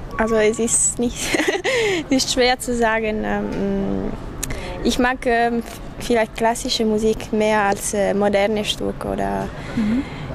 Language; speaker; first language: German; non-native, fluent; Italian